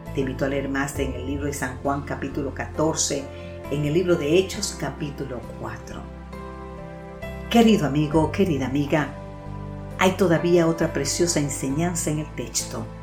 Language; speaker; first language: Spanish; native; Spanish